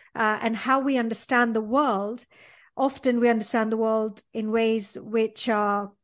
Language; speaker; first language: English; early bilingual, other home language; Gujarati